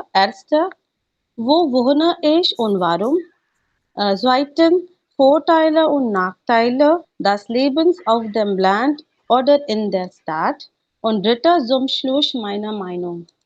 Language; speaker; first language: German; non-native, learner; Hindi